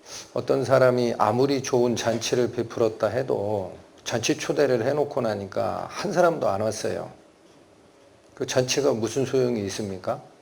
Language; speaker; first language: Korean; native; Korean